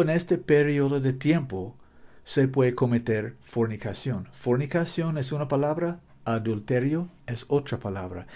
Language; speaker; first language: Spanish; non-native, learner; English